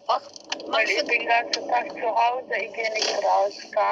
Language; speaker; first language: German; non-native, learner; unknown